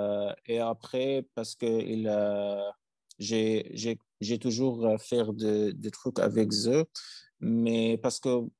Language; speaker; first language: French; non-native, learner; Arabic